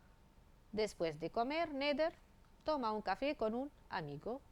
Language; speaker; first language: Spanish; non-native, fluent; Arabic